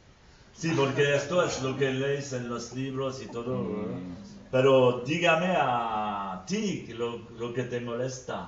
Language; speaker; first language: Spanish; non-native, fluent; French